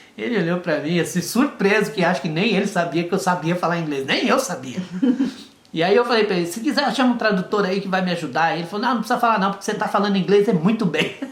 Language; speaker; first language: Portuguese; native; Portuguese